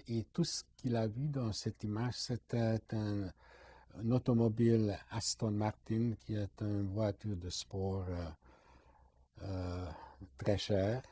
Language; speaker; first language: French; non-native, fluent; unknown